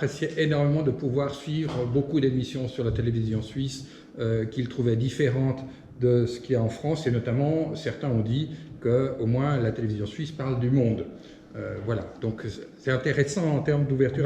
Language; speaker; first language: French; native; French